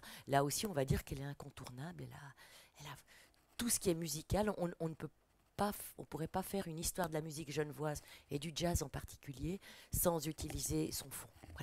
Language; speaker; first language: French; native; French